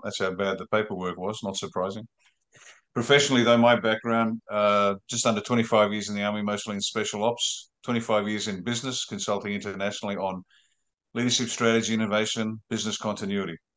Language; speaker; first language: English; native; English